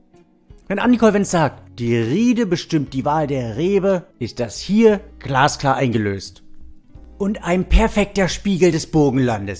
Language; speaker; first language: German; native; German